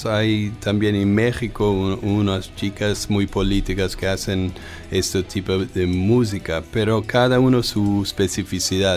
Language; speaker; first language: Spanish; non-native, fluent; English